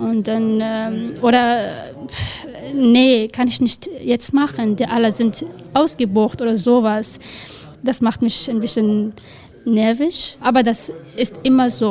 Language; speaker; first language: German; non-native, learner; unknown